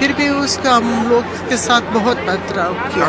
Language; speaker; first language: Hindi; non-native, learner; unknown